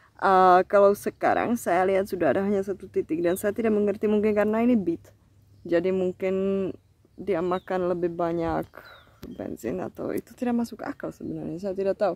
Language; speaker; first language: Indonesian; non-native, fluent; Czech